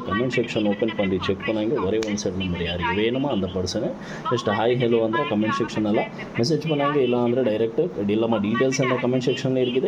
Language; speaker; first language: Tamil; non-native, local second language; Kannada